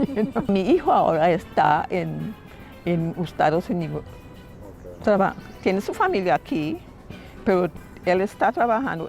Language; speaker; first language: Spanish; non-native, learner; English